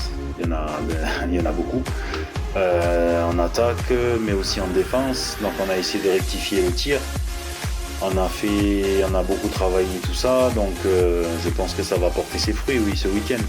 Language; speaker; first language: French; native; French